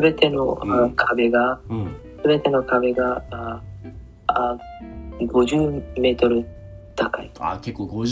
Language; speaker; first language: Japanese; non-native, learner; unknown